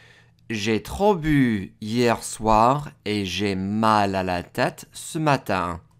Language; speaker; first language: French; non-native, fluent; English